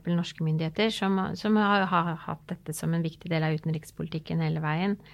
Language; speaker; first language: Norwegian; native; Norwegian